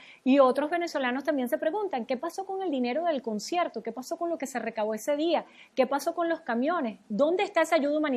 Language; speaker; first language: Spanish; native; Spanish